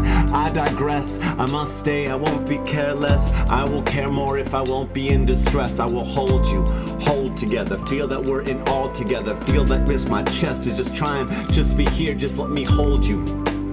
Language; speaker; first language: English; early bilingual, other home language; Spanish